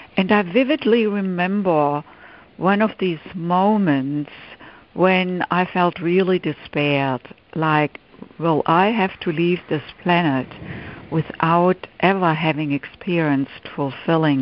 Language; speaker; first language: English; non-native, fluent; German